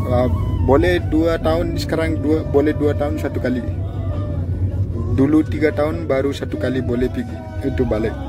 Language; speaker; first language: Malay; non-native, learner; Nepali